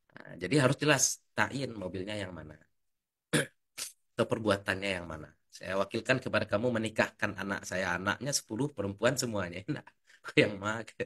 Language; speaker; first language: Indonesian; non-native, local second language; Minangkabau